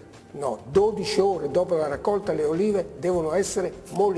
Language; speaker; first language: Italian; native; Italian